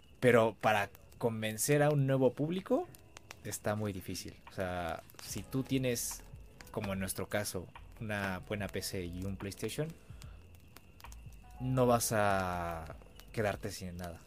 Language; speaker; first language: Spanish; native; Spanish